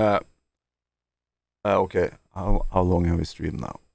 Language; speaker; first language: English; non-native, fluent; Norwegian